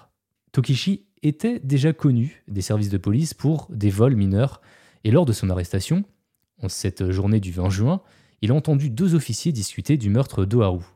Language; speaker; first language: French; native; French